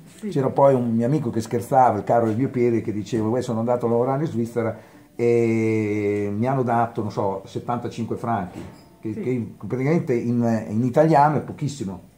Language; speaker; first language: Italian; native; Italian